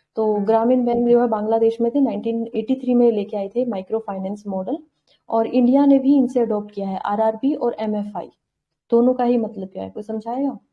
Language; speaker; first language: Hindi; native; Hindi